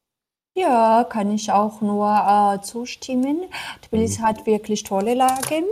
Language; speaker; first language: German; non-native, fluent; Georgian